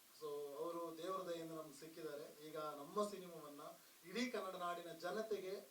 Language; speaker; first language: Kannada; non-native, local second language; Tulu